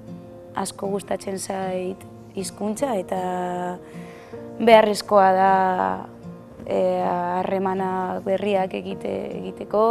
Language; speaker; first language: Basque; non-native, local second language; Spanish